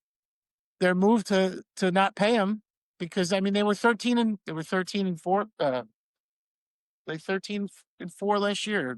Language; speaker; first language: English; native; English